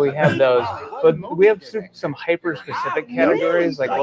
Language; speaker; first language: English; native; English